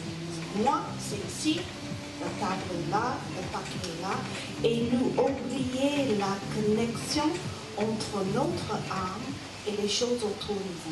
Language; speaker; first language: French; non-native, fluent; English